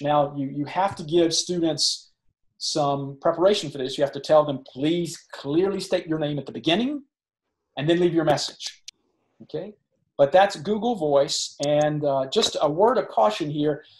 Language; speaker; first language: English; native; English